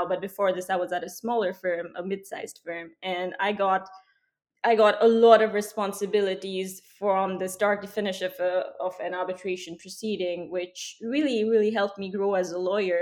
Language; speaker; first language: English; non-native, local second language; Hindi